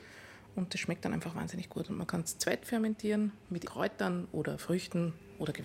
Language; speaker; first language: German; native; German